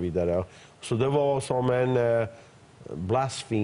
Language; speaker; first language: Swedish; non-native, fluent; Persian